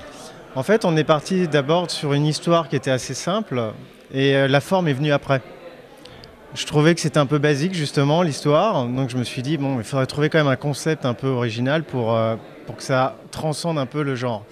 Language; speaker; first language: French; native; French